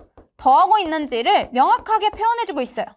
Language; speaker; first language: Korean; native; Korean